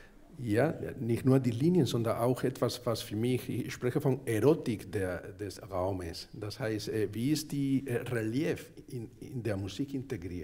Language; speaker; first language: German; non-native, fluent; Spanish